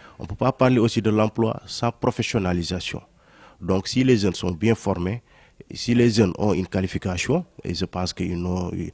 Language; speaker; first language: French; non-native, local second language; Wolof